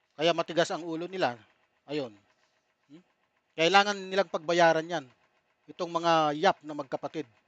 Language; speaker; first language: Filipino; native; Filipino